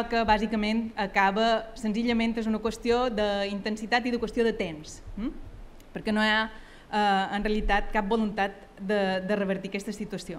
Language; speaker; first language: Catalan; native; Catalan